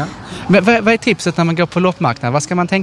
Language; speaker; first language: Swedish; native; Swedish